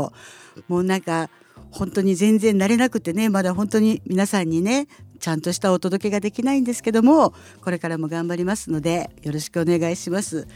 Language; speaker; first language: Japanese; native; Japanese